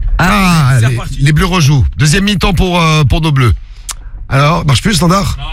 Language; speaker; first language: French; native; French